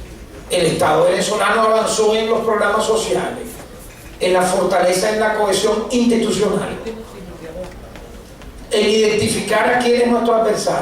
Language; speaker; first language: Spanish; native; Spanish